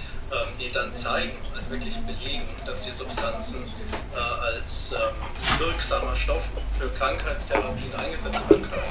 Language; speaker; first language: German; native; German